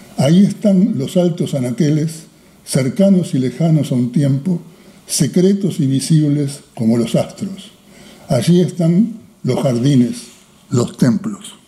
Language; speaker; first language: Spanish; native; Spanish